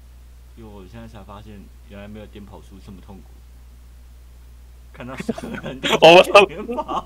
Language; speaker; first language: Chinese; native; Chinese